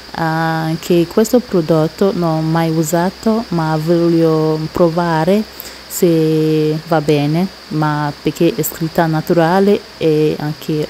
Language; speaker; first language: Italian; non-native, learner; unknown